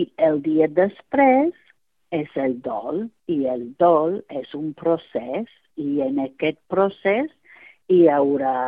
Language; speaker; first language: Catalan; non-native, fluent; English